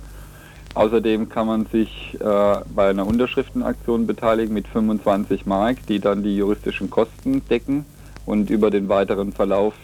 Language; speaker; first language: German; native; German